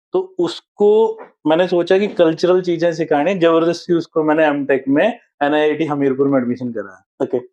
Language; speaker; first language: Hindi; native; Hindi